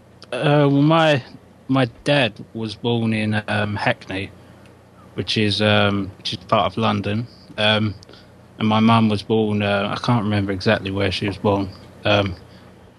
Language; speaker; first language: English; native; English